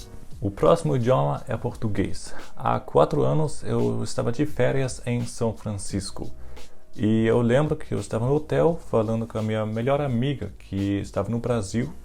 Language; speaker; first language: Portuguese; non-native, fluent; German